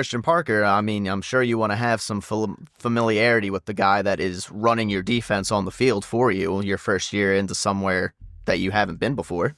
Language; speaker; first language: English; native; English